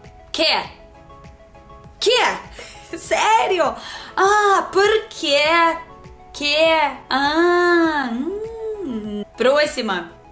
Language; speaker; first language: Portuguese; non-native, learner; Russian